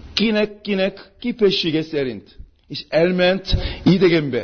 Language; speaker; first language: Hungarian; non-native, learner; Korean